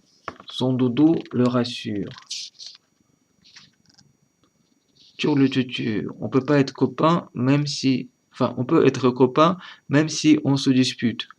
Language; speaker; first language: French; non-native, learner; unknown